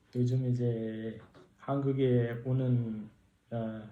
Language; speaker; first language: Korean; non-native, learner; Uzbek